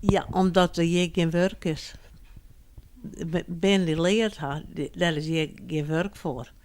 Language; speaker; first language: Dutch; non-native, local second language; Western Frisian